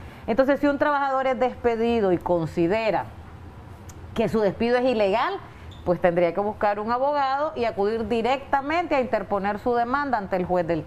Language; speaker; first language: Spanish; native; Spanish